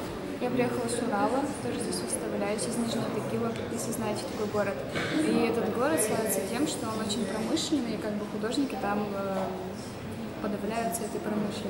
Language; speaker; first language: Russian; native; Russian